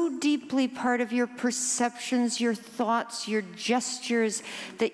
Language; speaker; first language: English; early bilingual, other home language; Norwegian